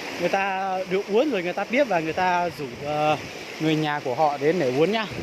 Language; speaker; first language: Vietnamese; non-native, local second language; Hmong